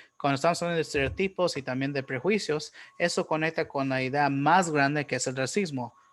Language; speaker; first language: Spanish; early bilingual, heritage; Spanish